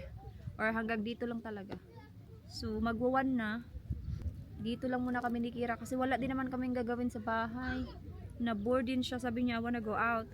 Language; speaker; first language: Filipino; native; Filipino